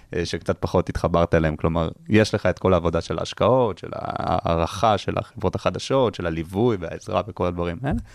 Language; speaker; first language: Hebrew; native; Hebrew